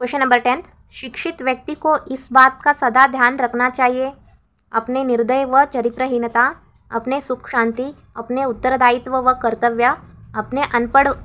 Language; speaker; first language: Hindi; non-native, local second language; Kannada